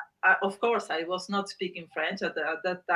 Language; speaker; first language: English; non-native, learner; Spanish